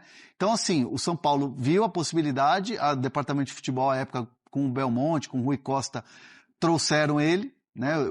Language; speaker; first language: Portuguese; native; Portuguese